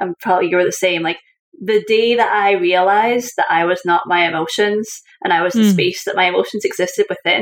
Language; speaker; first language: English; native; English